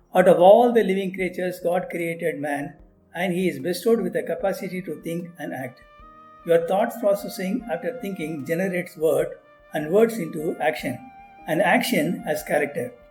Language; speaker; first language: English; non-native, local second language; Tamil